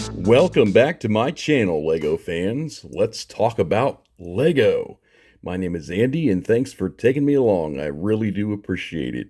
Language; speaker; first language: English; native; English